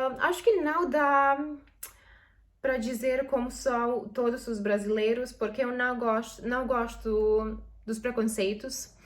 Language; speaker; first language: Portuguese; non-native, fluent; Serbian